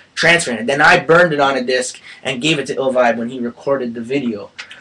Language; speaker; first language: English; native; English